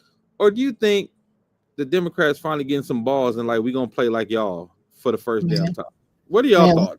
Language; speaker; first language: English; native; English